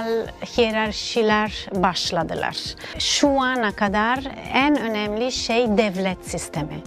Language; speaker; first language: Turkish; non-native, learner; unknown